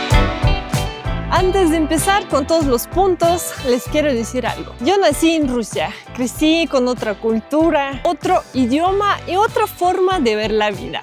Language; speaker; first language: Spanish; non-native, fluent; Russian